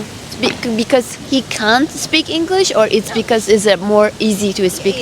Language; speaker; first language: English; non-native, fluent; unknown